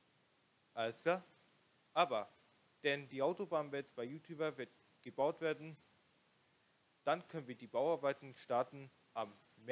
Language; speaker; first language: German; non-native, local second language; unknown